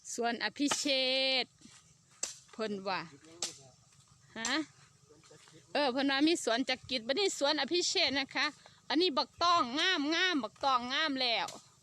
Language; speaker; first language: Thai; native; Thai